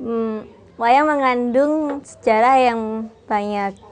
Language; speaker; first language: Indonesian; non-native, local second language; Javanese